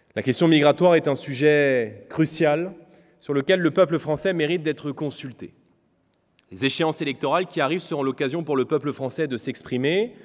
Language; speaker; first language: French; native; French